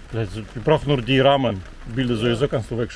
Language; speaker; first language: German; non-native, learner; Russian